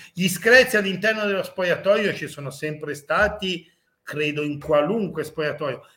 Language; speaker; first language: Italian; native; Italian